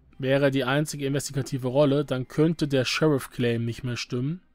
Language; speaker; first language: German; native; German